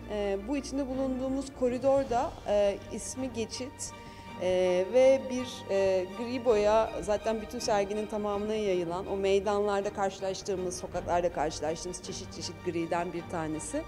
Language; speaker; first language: Turkish; native; Turkish